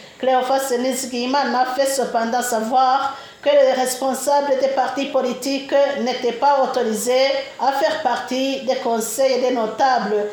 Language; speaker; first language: French; non-native, local second language; Rundi